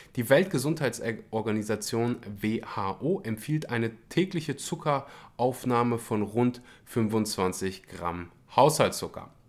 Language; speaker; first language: German; early bilingual, other home language; Russian